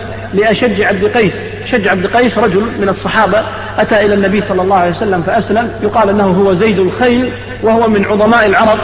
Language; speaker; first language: Arabic; native; Arabic